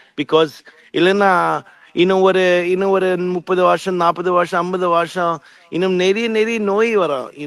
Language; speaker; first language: Tamil; non-native, fluent; English